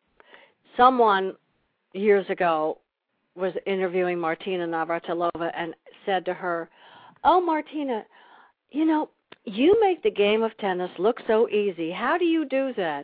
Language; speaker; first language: English; native; English